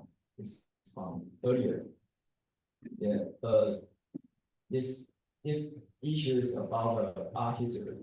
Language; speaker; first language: English; non-native, learner; Chinese